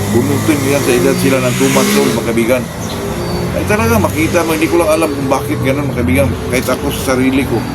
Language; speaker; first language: Filipino; non-native, local second language; Cebuano